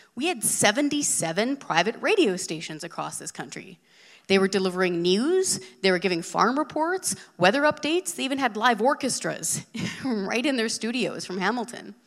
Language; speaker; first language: English; native; English